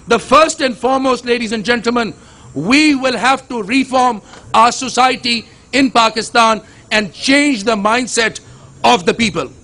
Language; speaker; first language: English; non-native, local second language; Urdu